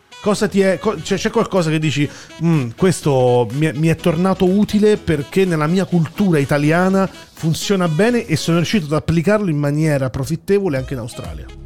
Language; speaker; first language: Italian; native; Italian